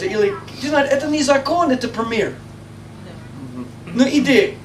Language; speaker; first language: Russian; non-native, learner; English